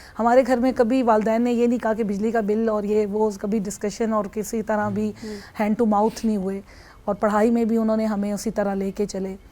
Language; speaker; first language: Urdu; non-native, local second language; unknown